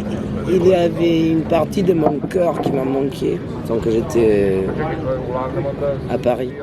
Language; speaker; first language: French; non-native, fluent; Serbian